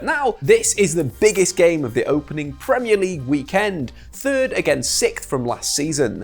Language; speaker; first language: English; native; English